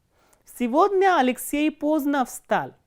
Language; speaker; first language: Russian; non-native, fluent; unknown